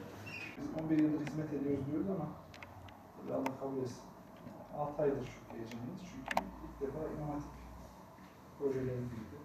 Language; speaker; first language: Turkish; native; Turkish